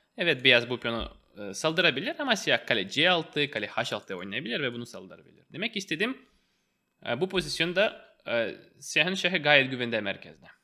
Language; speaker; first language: Turkish; non-native, fluent; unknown